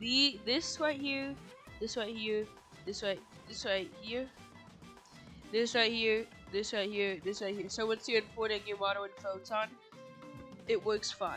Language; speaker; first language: English; native; English